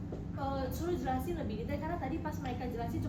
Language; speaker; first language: Indonesian; native; Indonesian